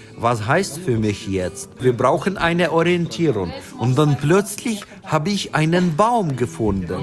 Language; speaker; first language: German; non-native, fluent; Ukrainian